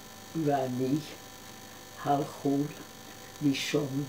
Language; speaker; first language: Hebrew; non-native, fluent; Dutch